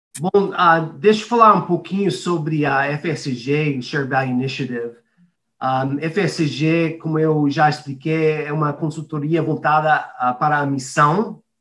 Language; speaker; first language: Portuguese; non-native, fluent; English